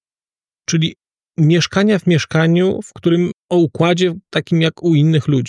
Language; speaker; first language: Polish; native; Polish